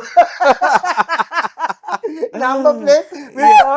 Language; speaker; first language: English; non-native, local second language; Sinhala